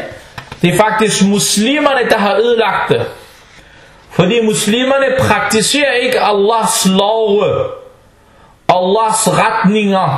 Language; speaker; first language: Danish; non-native, fluent; Arabic